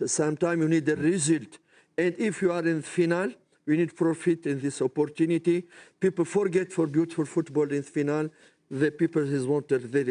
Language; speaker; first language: English; non-native, learner; French